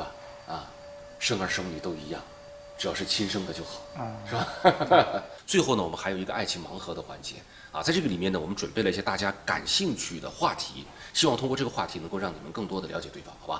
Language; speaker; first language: Chinese; native; Chinese